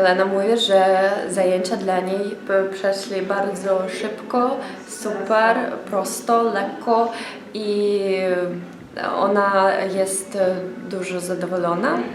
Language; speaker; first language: Polish; non-native, learner; Ukrainian